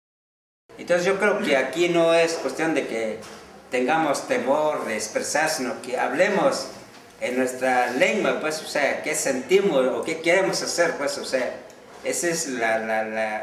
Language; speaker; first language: Spanish; non-native, local second language; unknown